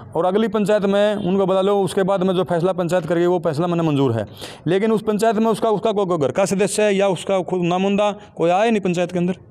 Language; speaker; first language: Hindi; native; Hindi